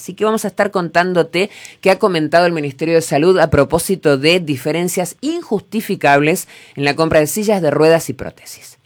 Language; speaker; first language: Spanish; native; Spanish